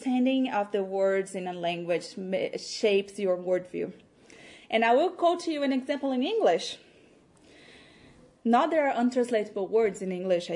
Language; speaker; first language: English; non-native, fluent; Portuguese